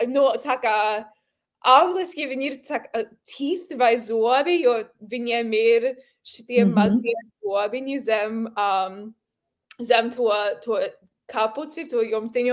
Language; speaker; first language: Latvian; early bilingual, heritage; Latvian